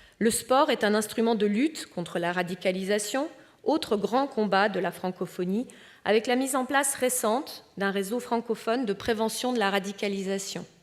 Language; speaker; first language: French; early bilingual, other home language; Romanian